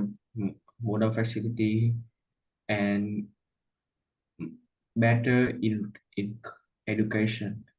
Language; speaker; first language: English; non-native, learner; Vietnamese